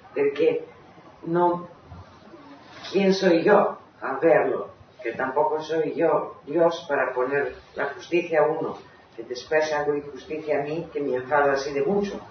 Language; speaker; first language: Spanish; non-native, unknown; Greek